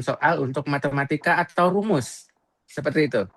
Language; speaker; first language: Indonesian; native; Indonesian